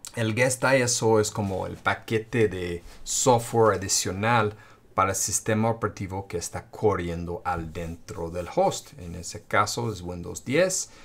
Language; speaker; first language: Spanish; non-native, fluent; English